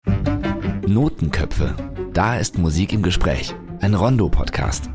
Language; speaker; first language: German; native; German